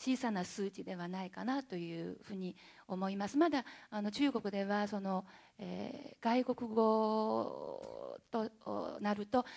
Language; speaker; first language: Japanese; non-native, fluent; Chinese